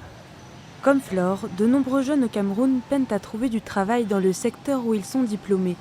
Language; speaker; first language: French; native; French